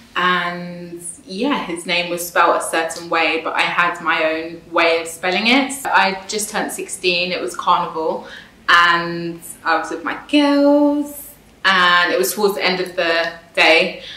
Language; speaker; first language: English; native; English